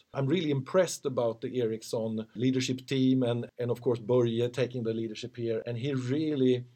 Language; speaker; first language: English; non-native, fluent; Swedish